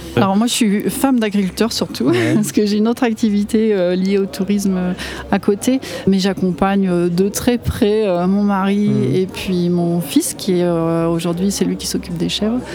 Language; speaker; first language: French; native; French